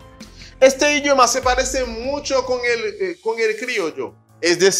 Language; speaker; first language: Spanish; non-native, fluent; Haitian Creole